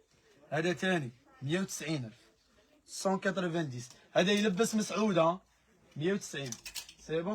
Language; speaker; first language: Arabic; native; Arabic